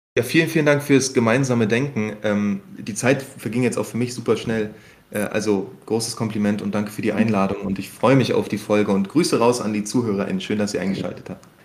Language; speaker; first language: German; native; German